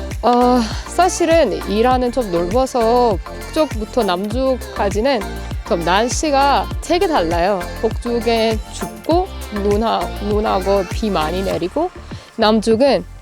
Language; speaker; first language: Korean; non-native, learner; Persian